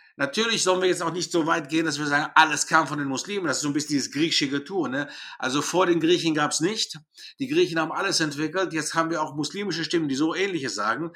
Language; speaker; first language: German; early bilingual, other home language; Greek